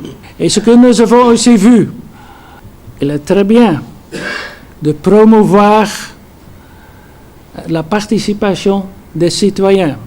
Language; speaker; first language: French; non-native, fluent; Dutch